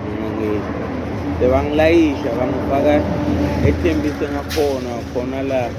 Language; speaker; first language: Zulu; non-native, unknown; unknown